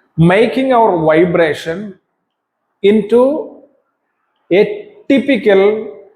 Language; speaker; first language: English; non-native, local second language; Malayalam